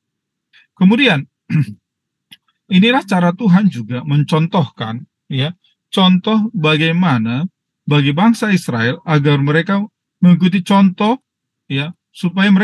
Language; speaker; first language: Indonesian; native; Indonesian